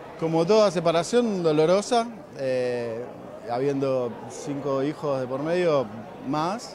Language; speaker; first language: Spanish; native; Spanish